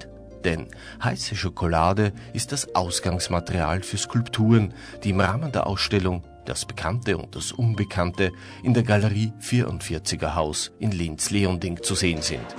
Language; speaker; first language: German; native; German